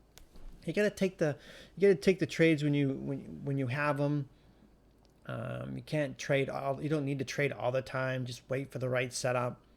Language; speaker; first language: English; native; English